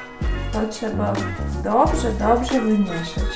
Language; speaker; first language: Polish; non-native, fluent; Ukrainian